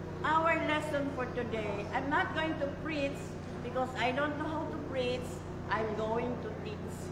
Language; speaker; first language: English; non-native, local second language; Chavacano